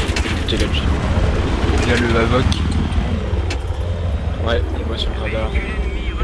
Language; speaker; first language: French; native; French